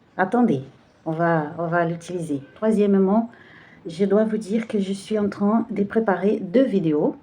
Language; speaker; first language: French; non-native, fluent; Portuguese